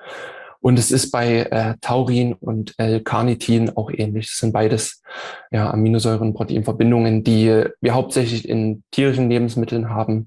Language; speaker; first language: German; native; German